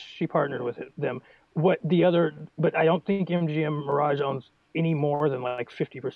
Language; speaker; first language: English; native; English